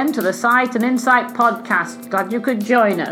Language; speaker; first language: English; native; English